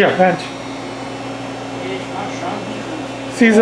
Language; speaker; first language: English; non-native, learner; Bangla